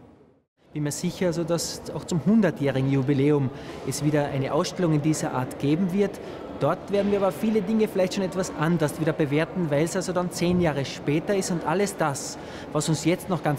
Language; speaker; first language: German; native; German